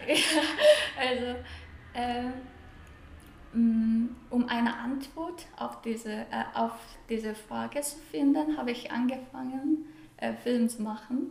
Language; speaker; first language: German; non-native, fluent; Korean